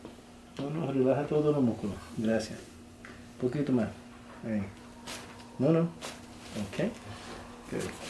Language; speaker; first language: Spanish; non-native, learner; English